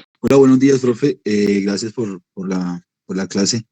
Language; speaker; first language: Spanish; native; Spanish